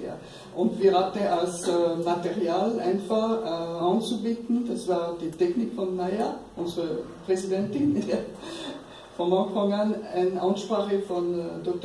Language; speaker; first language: German; non-native, fluent; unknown